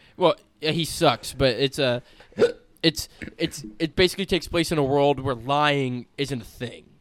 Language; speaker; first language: English; native; English